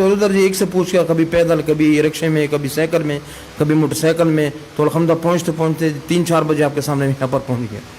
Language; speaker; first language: Urdu; non-native, local second language; Pashto